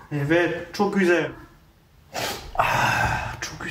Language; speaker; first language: Turkish; non-native, learner; French